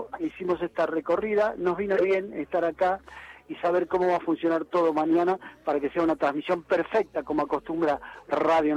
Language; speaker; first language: Spanish; native; Spanish